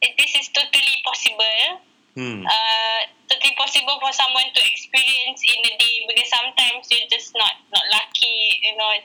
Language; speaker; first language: English; non-native, local second language; Malay